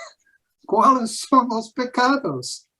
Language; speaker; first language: Spanish; non-native, learner; English